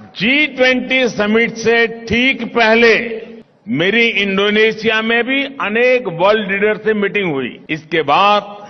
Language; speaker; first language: Hindi; non-native, local second language; Gujarati